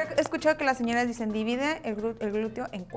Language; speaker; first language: Spanish; native; Spanish